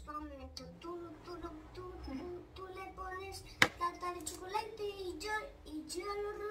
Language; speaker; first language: Spanish; early bilingual, other home language; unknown